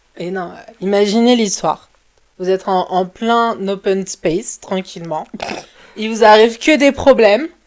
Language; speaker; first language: French; early bilingual, other home language; Portuguese